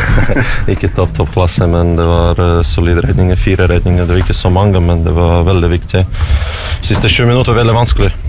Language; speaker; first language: Norwegian; non-native, learner; Russian